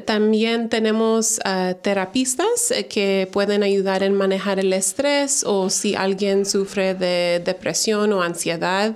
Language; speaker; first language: Spanish; early bilingual, heritage; Spanish